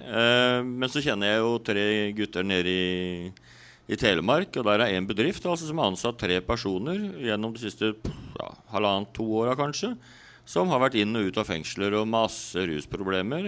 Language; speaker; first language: Norwegian; native; Norwegian